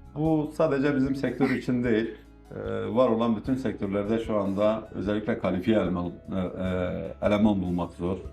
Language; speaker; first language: Turkish; native; Turkish